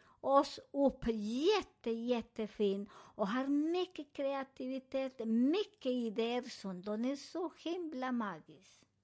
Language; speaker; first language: Swedish; non-native, fluent; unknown